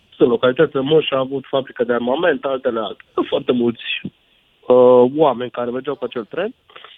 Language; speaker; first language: Romanian; native; Romanian